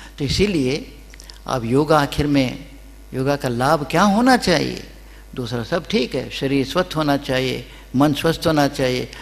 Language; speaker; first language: Hindi; non-native, local second language; Kannada